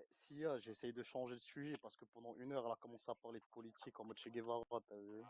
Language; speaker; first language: French; native; French